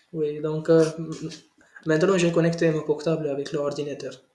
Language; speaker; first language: French; non-native, learner; Hindi